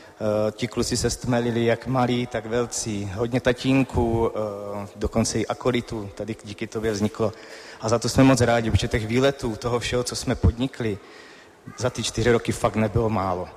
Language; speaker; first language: Czech; native; Czech